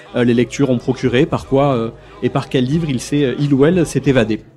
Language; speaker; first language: French; native; French